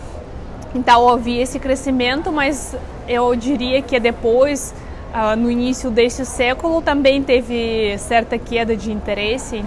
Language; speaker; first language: Portuguese; non-native, fluent; Russian